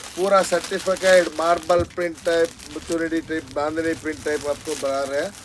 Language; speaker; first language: Hindi; non-native, local second language; Telugu